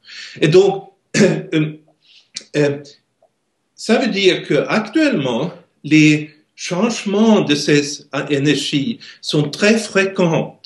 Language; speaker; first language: French; non-native, learner; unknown